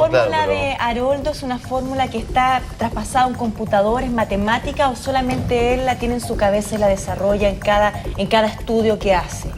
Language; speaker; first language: Spanish; native; Spanish